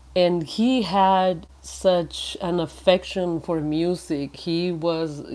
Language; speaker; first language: English; non-native, fluent; Spanish